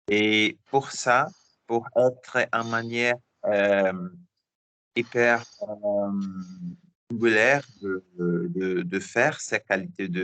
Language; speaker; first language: French; non-native, learner; Portuguese